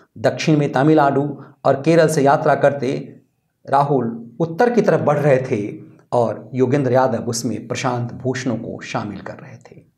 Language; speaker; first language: Hindi; native; Hindi